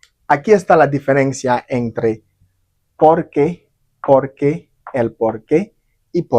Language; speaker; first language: Spanish; non-native, fluent; Haitian Creole